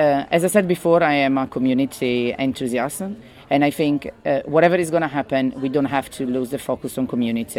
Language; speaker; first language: English; non-native, fluent; Italian